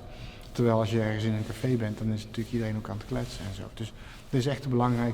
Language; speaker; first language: Dutch; native; Dutch